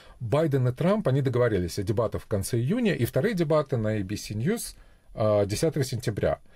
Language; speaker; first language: Russian; native; Russian